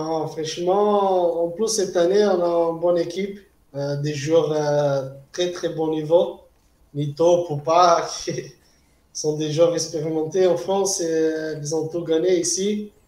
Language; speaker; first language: French; non-native, fluent; Portuguese